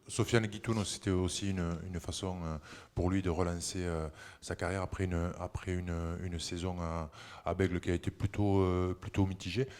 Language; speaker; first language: French; native; French